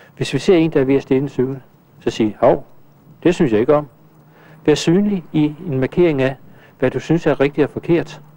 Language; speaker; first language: Danish; native; Danish